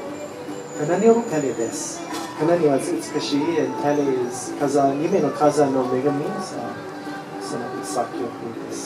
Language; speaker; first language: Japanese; non-native, learner; English